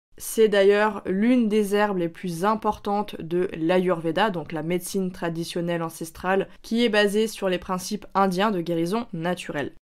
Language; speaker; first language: French; native; French